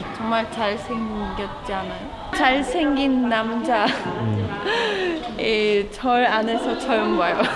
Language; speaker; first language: Korean; non-native, learner; Polish